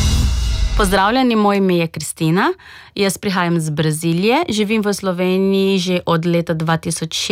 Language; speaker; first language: Slovenian; non-native, fluent; Portuguese